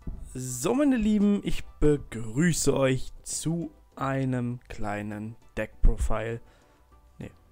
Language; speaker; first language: German; native; German